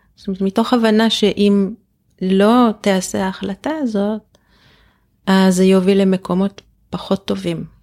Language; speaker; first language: Hebrew; native; Hebrew